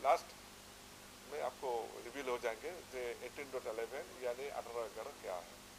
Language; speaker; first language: Hindi; non-native, local second language; Assamese